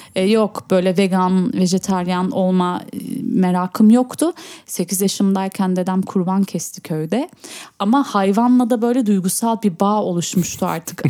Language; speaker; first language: Turkish; early bilingual, heritage; Turkish